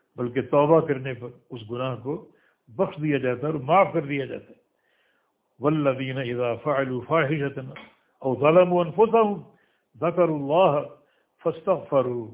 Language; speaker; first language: Urdu; native; Urdu